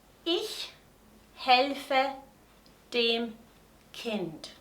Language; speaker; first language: German; non-native, fluent; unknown